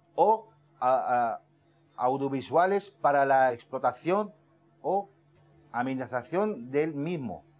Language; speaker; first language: Spanish; non-native, fluent; Arabic